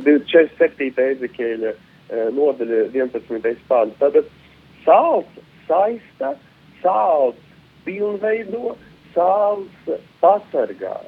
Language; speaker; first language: Latvian; non-native, local second language; Russian